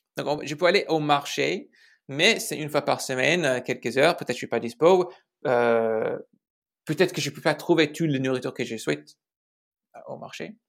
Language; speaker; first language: French; non-native, fluent; English